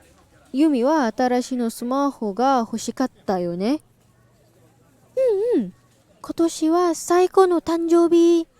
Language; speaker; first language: Japanese; non-native, learner; English